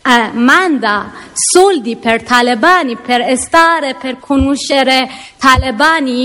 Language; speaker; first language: Italian; non-native, learner; Persian